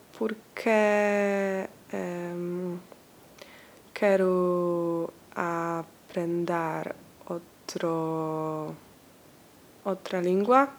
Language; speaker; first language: Portuguese; non-native, learner; Polish